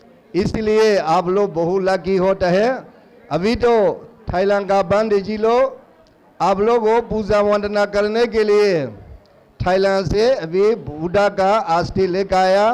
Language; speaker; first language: Hindi; non-native, learner; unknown